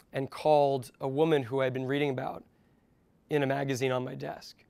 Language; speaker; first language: English; native; English